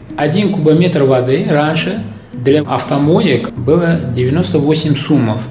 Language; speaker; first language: Russian; non-native, local second language; Uzbek